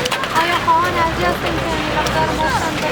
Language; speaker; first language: Persian; native; Persian